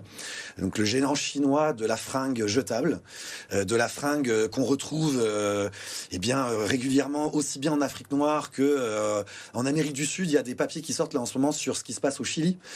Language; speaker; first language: French; native; French